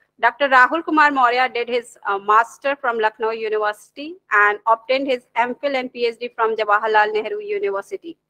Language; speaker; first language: English; non-native, local second language; Hindi